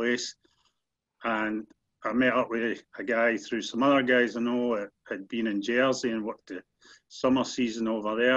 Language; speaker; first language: English; native; English